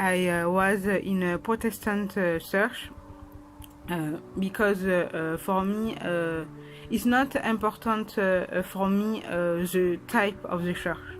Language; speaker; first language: English; non-native, learner; French